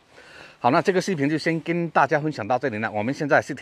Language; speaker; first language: Chinese; native; Chinese